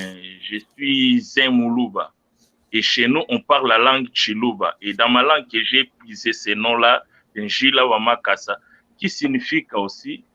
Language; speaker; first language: French; non-native, local second language; Luba-Lulua